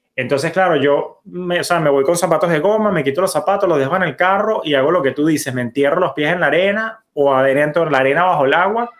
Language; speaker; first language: Spanish; native; Spanish